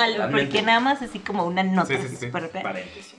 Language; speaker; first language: Spanish; native; Spanish